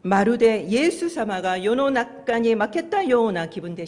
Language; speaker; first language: Japanese; non-native, fluent; Korean